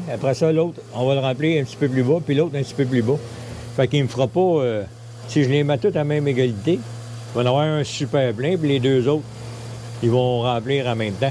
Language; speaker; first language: French; native; French